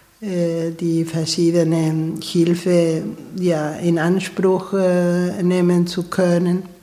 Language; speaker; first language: German; non-native, fluent; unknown